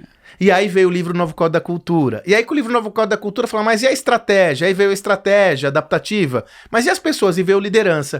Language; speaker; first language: Portuguese; native; Portuguese